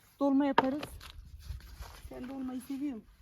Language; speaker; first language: Turkish; native; Turkish